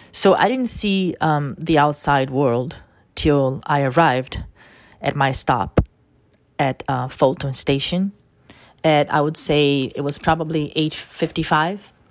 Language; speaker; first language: English; non-native, fluent; Portuguese